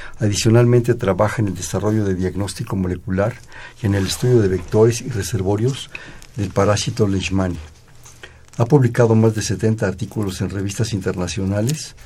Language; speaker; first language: Spanish; native; Spanish